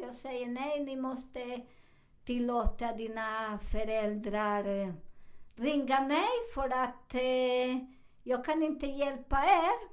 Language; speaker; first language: Swedish; non-native, fluent; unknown